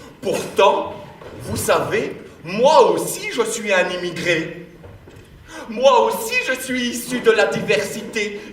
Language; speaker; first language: French; native; French